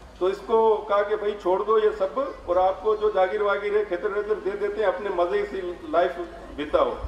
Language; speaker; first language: Urdu; non-native, local second language; Sindhi